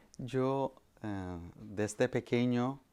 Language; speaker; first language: Spanish; non-native, fluent; Malayalam